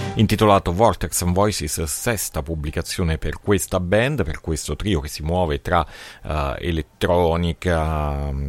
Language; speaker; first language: Italian; native; Italian